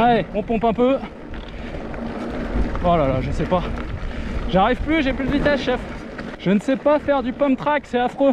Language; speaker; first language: French; native; French